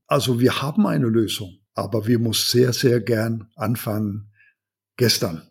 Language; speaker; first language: German; non-native, learner; Danish